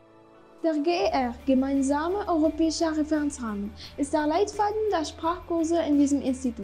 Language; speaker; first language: German; non-native, learner; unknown